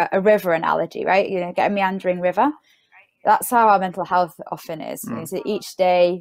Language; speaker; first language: English; native; English